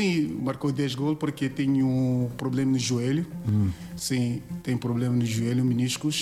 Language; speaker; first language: Portuguese; non-native, learner; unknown